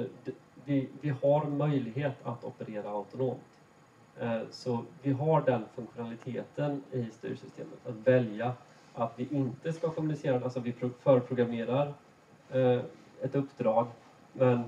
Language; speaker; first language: Swedish; native; Swedish